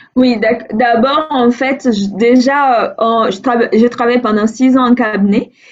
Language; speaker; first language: French; non-native, fluent; Portuguese